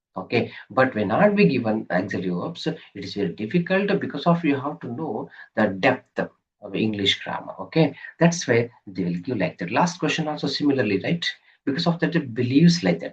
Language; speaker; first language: English; non-native, local second language; Kannada